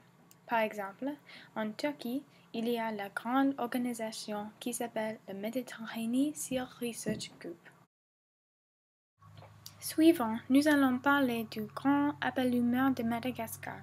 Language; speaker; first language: French; non-native, learner; English